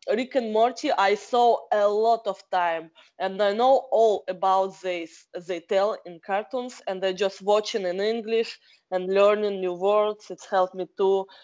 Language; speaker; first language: English; non-native, learner; Kazakh